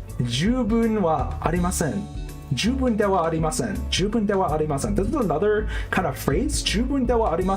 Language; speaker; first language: Japanese; non-native, learner; English